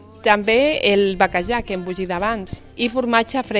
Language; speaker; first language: Catalan; non-native, fluent; Spanish